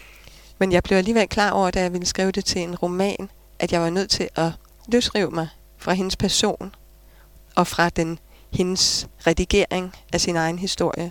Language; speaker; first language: Danish; native; Danish